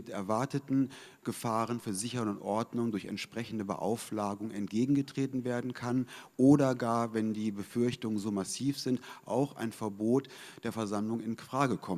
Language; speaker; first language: German; native; German